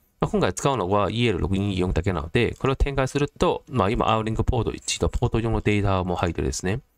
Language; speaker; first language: Japanese; non-native, fluent; Cantonese